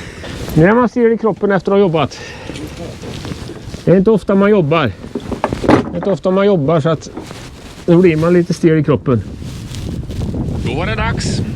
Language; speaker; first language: Swedish; native; Swedish